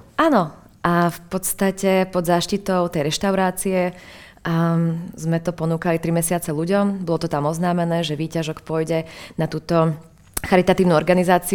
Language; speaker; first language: Slovak; native; Slovak